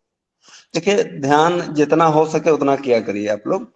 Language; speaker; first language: Hindi; native; Hindi